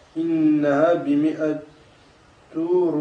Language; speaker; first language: Arabic; non-native, learner; French